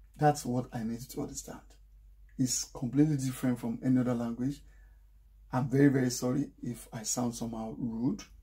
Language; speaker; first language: English; non-native, local second language; Yoruba